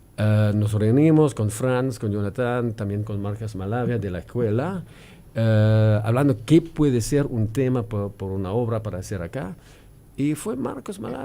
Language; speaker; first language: Spanish; non-native, fluent; German